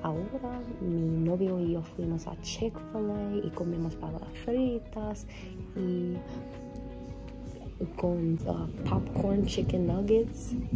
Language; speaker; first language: Spanish; non-native, learner; English